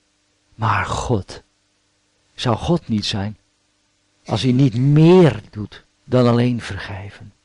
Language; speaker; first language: Dutch; native; Dutch